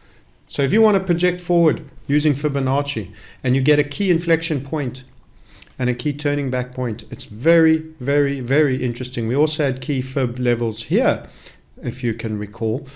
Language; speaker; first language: English; native; English